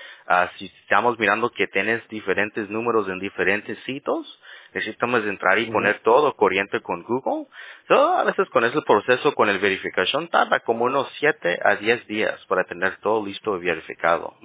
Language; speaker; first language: Spanish; early bilingual, heritage; Spanish